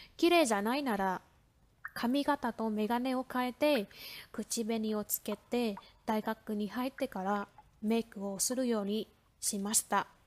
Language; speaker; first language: Japanese; non-native, fluent; Vietnamese